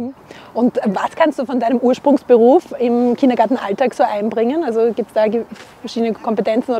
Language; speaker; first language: German; native; German